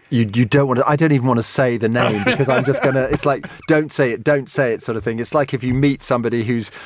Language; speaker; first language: English; native; English